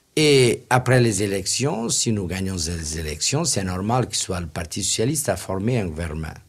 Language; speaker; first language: French; non-native, fluent; Portuguese